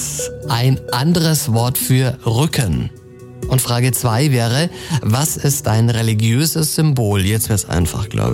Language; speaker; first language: German; native; German